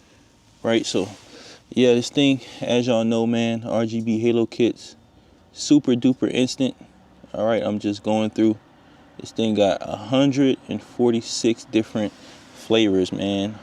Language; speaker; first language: English; native; English